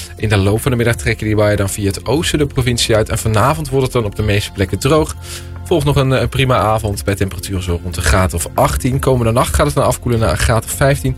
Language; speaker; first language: Dutch; native; Dutch